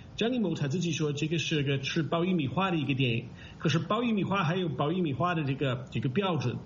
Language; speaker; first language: Chinese; non-native, fluent; English